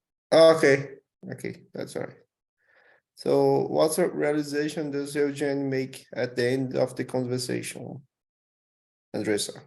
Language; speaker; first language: English; non-native, learner; Portuguese